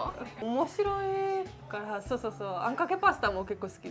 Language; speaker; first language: Japanese; non-native, fluent; Italian